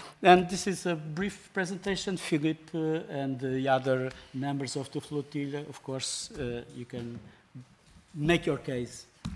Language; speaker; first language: English; non-native, fluent; Portuguese